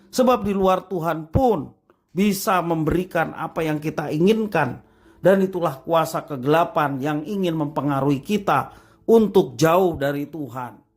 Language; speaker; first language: Indonesian; native; Indonesian